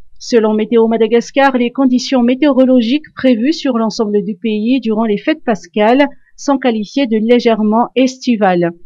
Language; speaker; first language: French; non-native, local second language; Malagasy